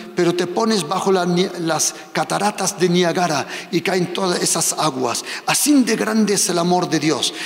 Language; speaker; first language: Spanish; early bilingual, heritage; Spanish